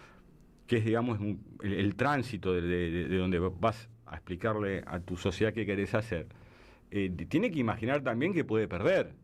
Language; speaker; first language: Spanish; native; Spanish